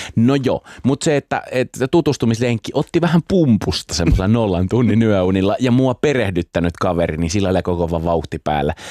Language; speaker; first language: Finnish; native; Finnish